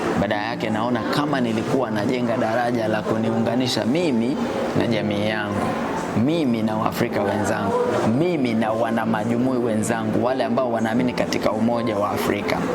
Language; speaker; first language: Swahili; native; Swahili